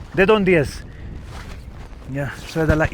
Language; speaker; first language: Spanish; non-native, learner; Hindi